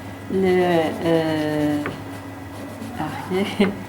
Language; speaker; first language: French; non-native, learner; Turkish